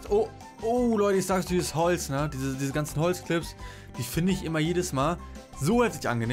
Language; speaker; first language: German; native; German